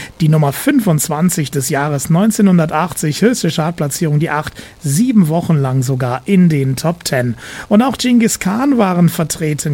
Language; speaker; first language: German; native; German